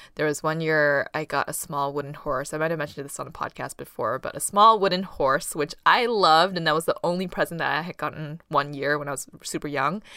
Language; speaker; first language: English; early bilingual, other home language; Cantonese